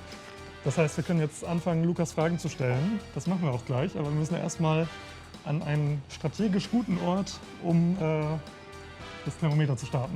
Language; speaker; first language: German; native; German